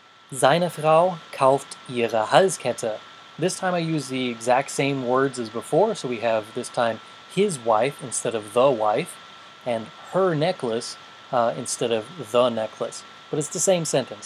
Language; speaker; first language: English; native; English